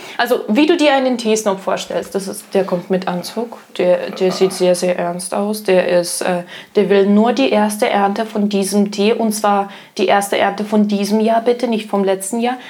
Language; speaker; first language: German; non-native, fluent; Russian